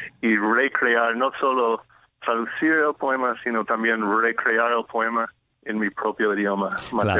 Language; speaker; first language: Spanish; non-native, fluent; English